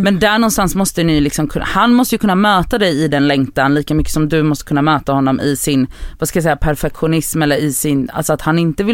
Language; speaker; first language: Swedish; native; Swedish